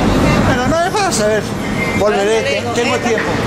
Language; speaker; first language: Spanish; non-native, learner; French